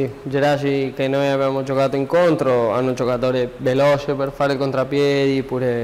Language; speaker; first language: Italian; non-native, learner; Spanish